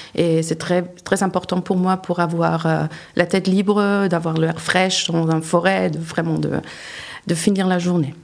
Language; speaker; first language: French; non-native, fluent; German